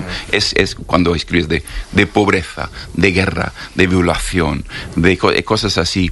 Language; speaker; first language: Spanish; non-native, fluent; English